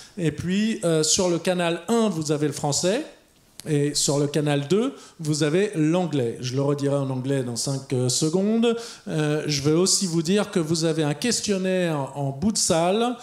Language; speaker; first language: French; native; French